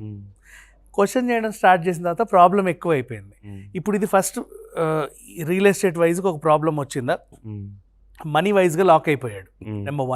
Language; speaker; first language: Telugu; native; Telugu